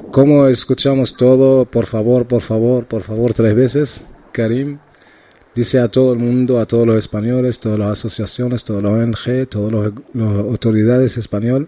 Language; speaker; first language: Spanish; non-native, learner; Arabic